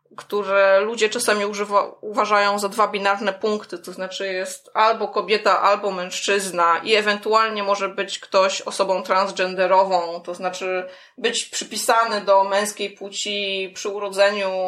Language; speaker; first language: Polish; non-native, fluent; English